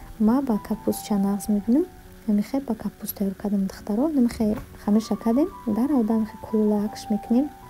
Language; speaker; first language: Tajik; early bilingual, heritage; Tajik